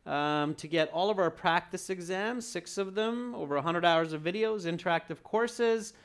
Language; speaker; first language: English; native; English